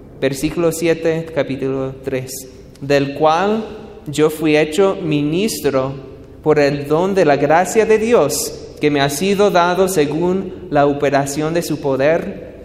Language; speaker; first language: Spanish; non-native, learner; English